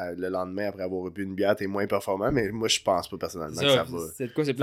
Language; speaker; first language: French; native; French